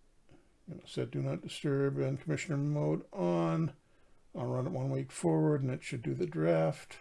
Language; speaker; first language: English; native; English